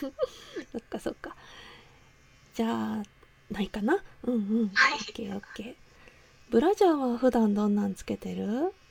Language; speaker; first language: Japanese; native; Japanese